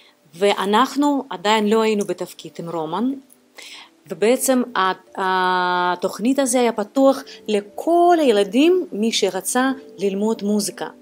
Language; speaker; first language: Hebrew; non-native, fluent; Russian